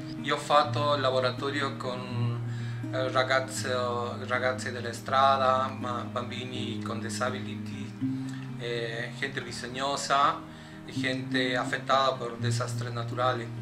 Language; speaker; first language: Italian; non-native, learner; Spanish